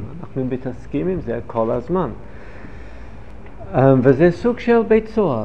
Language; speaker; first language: Hebrew; non-native, fluent; English